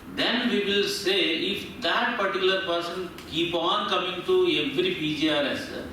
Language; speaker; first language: English; non-native, local second language; Telugu